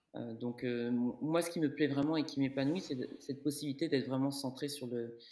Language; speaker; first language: French; native; French